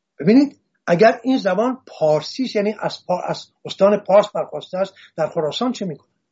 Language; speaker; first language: Persian; non-native, local second language; Assyrian Neo-Aramaic